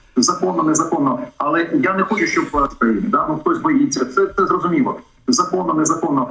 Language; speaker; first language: Ukrainian; native; Ukrainian